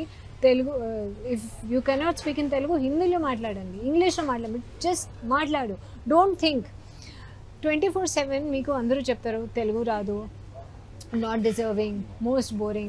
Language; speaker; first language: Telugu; non-native, learner; Hindi